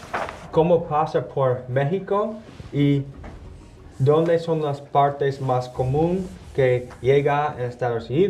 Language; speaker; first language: Spanish; non-native, learner; English